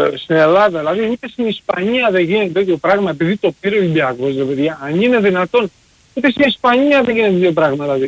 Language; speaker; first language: Greek; early bilingual, heritage; Greek